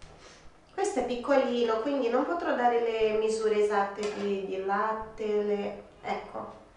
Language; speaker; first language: Italian; non-native, fluent; Portuguese